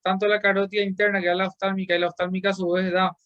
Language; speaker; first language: Spanish; native; Spanish